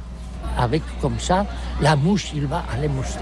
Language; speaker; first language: French; non-native, learner; Catalan